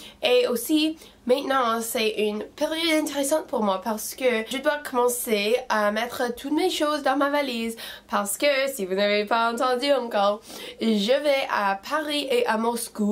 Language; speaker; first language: French; non-native, fluent; English